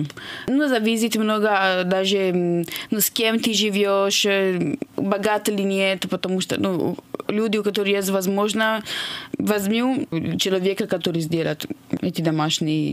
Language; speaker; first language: Russian; non-native, fluent; Italian